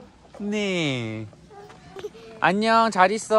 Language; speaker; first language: Korean; native; Korean